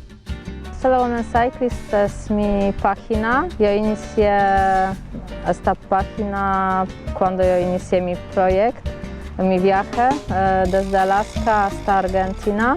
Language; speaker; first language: Spanish; non-native, learner; Polish